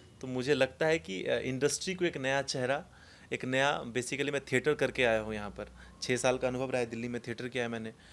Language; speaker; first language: Hindi; non-native, local second language; Maithili